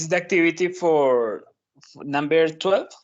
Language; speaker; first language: English; non-native, learner; Spanish